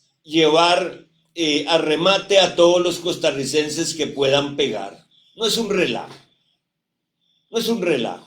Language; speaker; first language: Spanish; native; Spanish